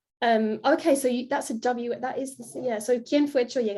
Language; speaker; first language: Spanish; non-native, fluent; English